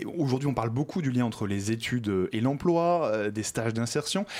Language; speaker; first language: French; native; French